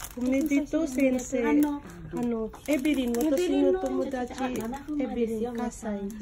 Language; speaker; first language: Japanese; non-native, fluent; Filipino